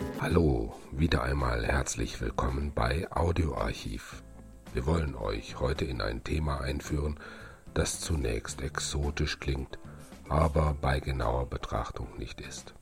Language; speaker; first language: German; native; German